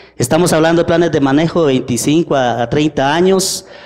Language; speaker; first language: Spanish; native; Spanish